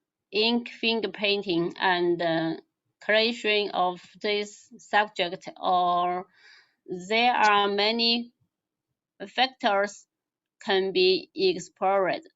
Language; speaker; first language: English; non-native, learner; Chinese